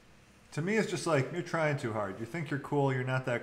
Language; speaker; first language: English; native; English